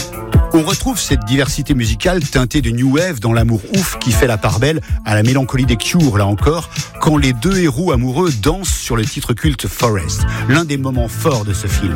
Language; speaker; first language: French; native; French